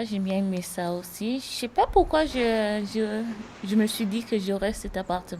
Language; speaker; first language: French; non-native, learner; English